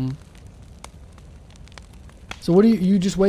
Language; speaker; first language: English; native; English